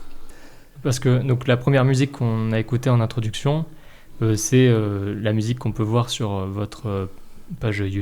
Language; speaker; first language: French; native; French